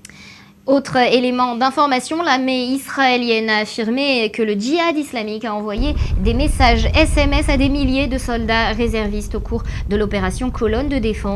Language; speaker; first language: French; native; French